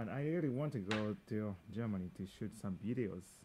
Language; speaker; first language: English; non-native, learner; Japanese